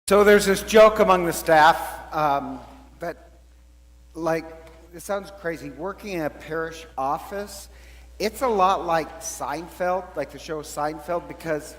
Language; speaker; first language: English; native; English